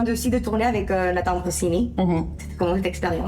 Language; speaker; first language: French; native; French